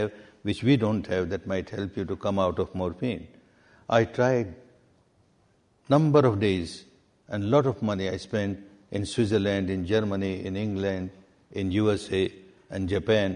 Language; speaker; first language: English; non-native, fluent; Burmese